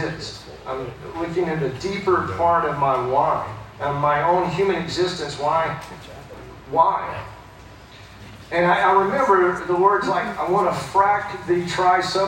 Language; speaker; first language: English; native; English